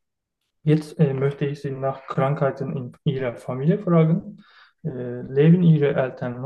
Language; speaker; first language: German; non-native, learner; Turkish